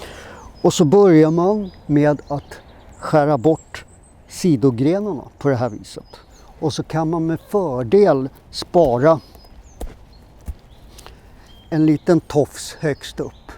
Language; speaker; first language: Swedish; native; Swedish